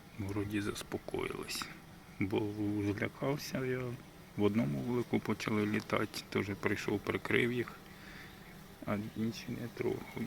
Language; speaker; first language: Ukrainian; native; Ukrainian